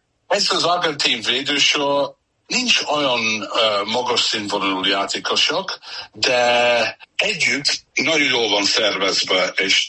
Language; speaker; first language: Hungarian; non-native, fluent; English